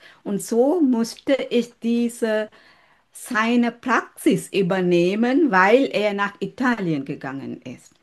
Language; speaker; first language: German; non-native, learner; Sinhala